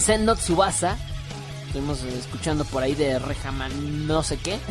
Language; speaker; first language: Spanish; native; Spanish